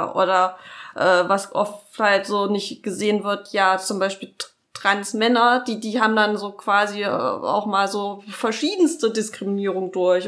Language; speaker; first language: German; native; German